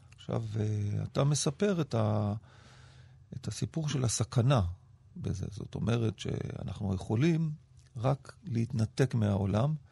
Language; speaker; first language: Hebrew; native; Hebrew